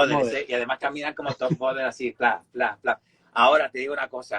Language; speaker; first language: Spanish; native; Spanish